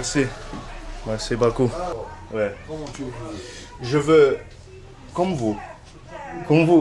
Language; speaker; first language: French; non-native, learner; Spanish